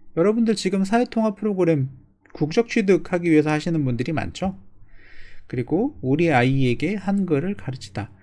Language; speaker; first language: Korean; native; Korean